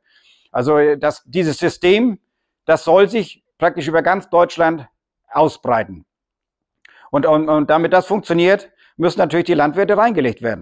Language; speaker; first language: German; native; German